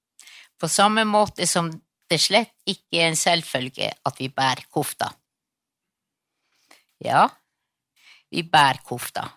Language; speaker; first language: Norwegian; non-native, local second language; Northern Sami